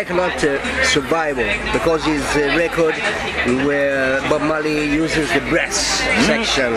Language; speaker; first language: English; non-native, fluent; Italian